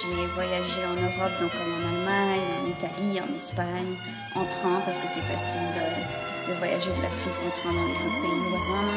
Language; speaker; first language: French; early bilingual, heritage; French